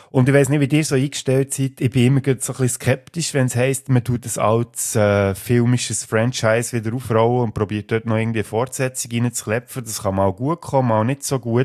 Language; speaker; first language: German; native; German